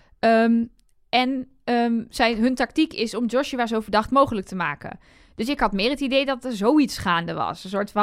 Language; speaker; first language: Dutch; native; Dutch